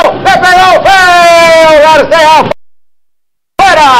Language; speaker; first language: Spanish; native; Spanish